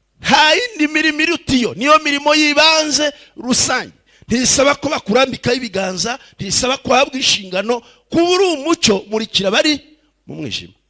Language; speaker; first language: Kinyarwanda; early bilingual, heritage; Kinyarwanda